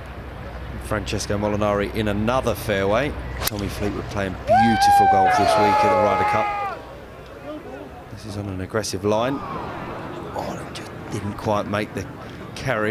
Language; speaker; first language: English; native; English